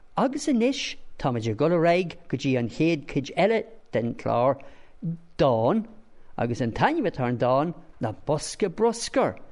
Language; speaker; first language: Irish; non-native, local second language; English